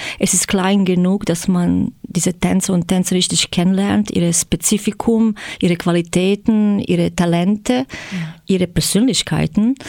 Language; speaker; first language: German; non-native, fluent; Croatian